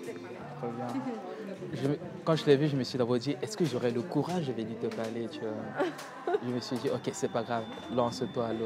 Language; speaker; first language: French; native; French